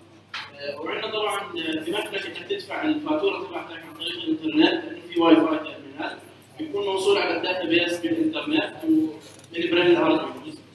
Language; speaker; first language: Arabic; native; Arabic